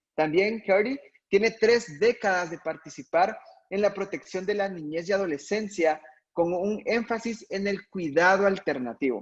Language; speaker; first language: Spanish; native; Spanish